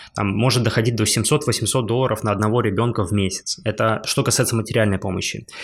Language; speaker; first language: Russian; native; Russian